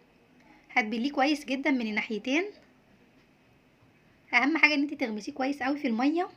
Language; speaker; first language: Arabic; native; Arabic